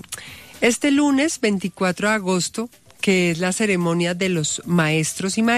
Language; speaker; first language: Spanish; native; Spanish